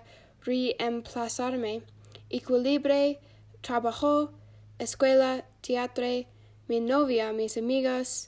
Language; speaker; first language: Spanish; non-native, learner; English